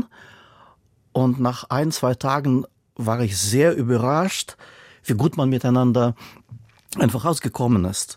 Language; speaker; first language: German; non-native, fluent; Russian